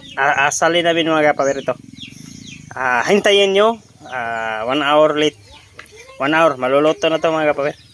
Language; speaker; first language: Filipino; non-native, local second language; Cebuano